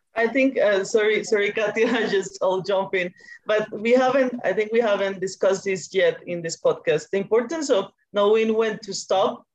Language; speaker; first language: English; non-native, fluent; Spanish